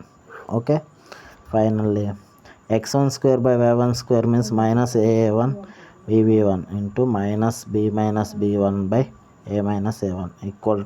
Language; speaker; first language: English; non-native, local second language; Telugu